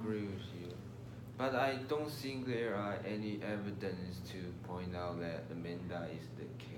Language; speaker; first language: English; non-native, learner; Chinese